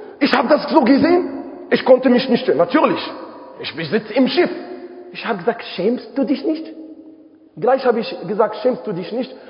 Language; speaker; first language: German; non-native, fluent; Arabic